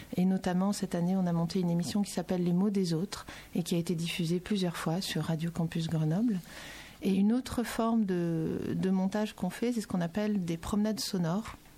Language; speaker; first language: French; native; French